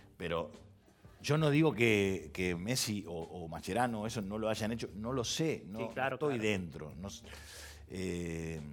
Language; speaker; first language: Spanish; native; Spanish